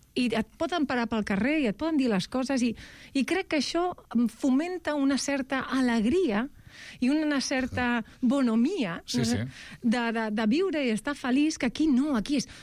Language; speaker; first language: Catalan; non-native, local second language; Spanish